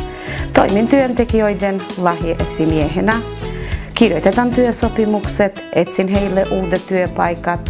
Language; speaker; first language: Finnish; non-native, fluent; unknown